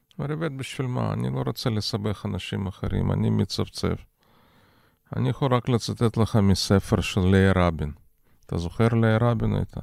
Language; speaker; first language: Hebrew; non-native, fluent; Russian